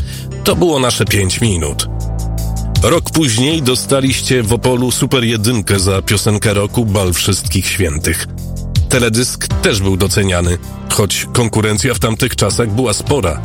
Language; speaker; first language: Polish; native; Polish